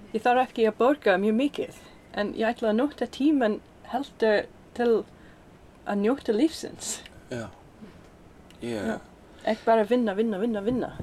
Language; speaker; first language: Icelandic; non-native, fluent; English